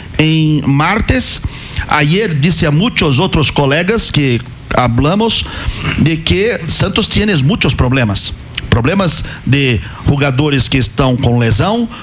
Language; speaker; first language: Spanish; non-native, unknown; Portuguese